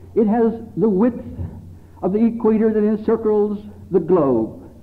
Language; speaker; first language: English; native; English